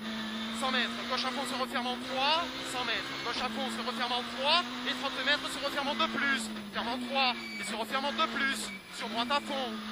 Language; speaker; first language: French; native; French